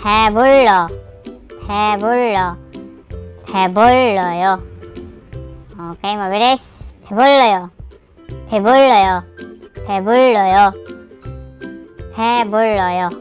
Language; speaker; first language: Korean; non-native, learner; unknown